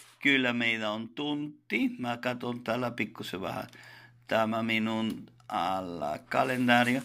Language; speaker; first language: Finnish; non-native, learner; Spanish